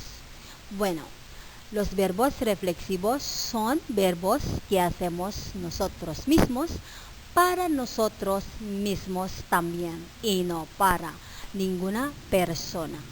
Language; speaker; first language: Spanish; non-native, fluent; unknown